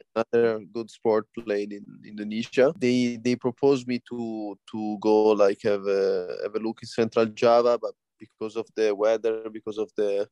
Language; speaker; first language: English; non-native, fluent; Italian